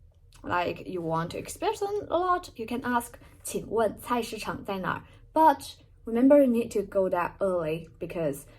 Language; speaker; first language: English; non-native, fluent; Chinese